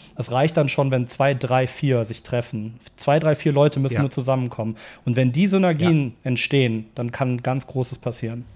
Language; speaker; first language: German; native; German